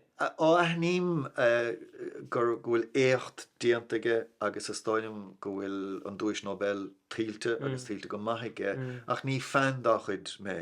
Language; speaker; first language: Irish; non-native, local second language; English